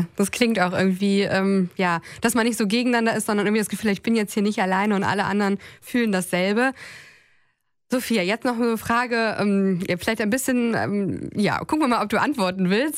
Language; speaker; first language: German; native; German